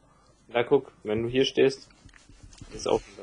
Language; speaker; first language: German; native; German